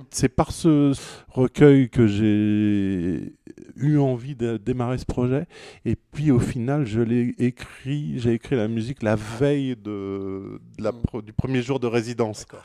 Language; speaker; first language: French; native; French